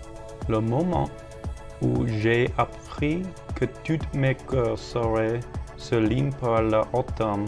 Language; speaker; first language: French; non-native, learner; English